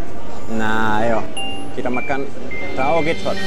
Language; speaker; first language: Indonesian; non-native, fluent; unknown